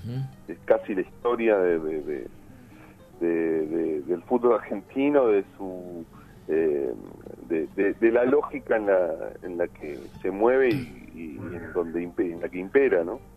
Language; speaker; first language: Spanish; native; Spanish